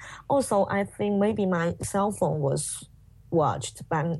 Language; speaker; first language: English; non-native, fluent; Chinese